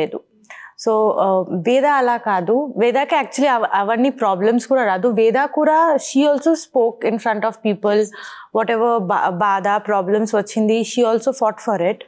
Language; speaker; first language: Telugu; non-native, learner; Bangla